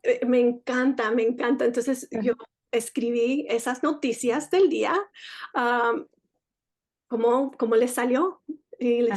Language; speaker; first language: Spanish; early bilingual, heritage; Spanish